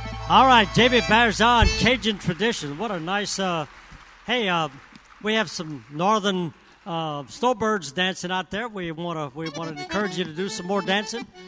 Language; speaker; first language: English; early bilingual, other home language; French